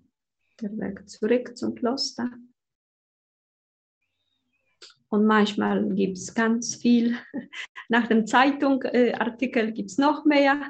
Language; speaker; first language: German; non-native, fluent; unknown